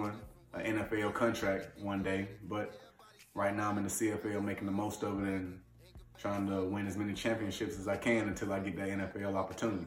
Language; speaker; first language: English; native; English